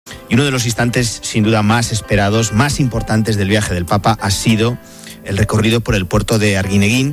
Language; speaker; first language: Spanish; native; Spanish